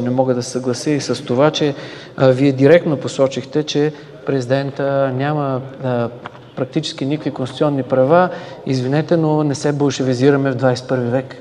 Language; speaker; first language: Bulgarian; native; Bulgarian